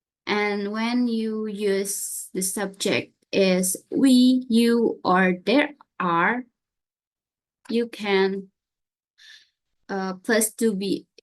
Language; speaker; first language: English; non-native, learner; Indonesian